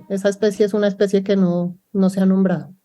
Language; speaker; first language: Spanish; native; Spanish